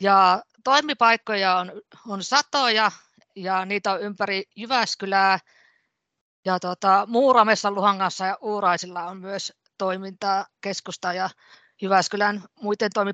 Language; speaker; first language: Finnish; native; Finnish